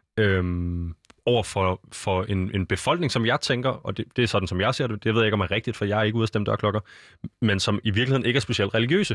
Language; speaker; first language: Danish; native; Danish